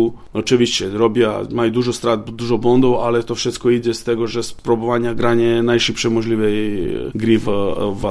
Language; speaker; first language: Polish; non-native, learner; Serbian